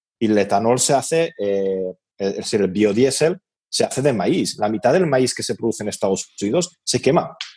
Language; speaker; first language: Spanish; non-native, fluent; Hungarian